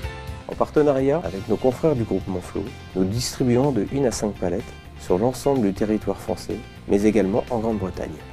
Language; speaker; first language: French; native; French